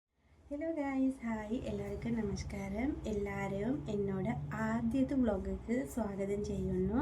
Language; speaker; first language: Malayalam; non-native, learner; Tamil